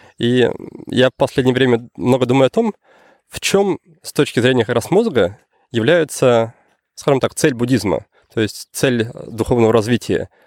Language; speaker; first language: Russian; native; Russian